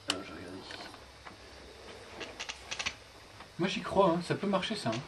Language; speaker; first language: French; native; French